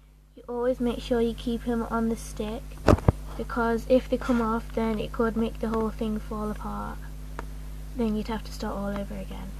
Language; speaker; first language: English; native; English